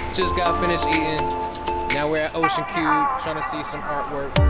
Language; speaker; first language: English; native; English